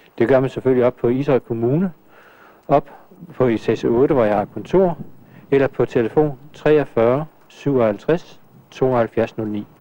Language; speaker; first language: Danish; native; Danish